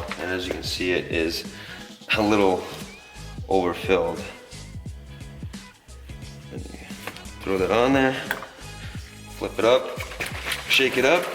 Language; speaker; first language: English; native; English